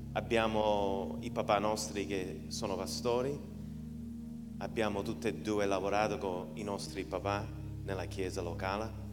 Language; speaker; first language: Italian; early bilingual, heritage; Italian